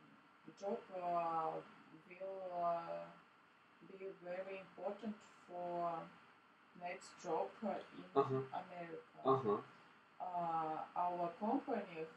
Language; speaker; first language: English; non-native, learner; Russian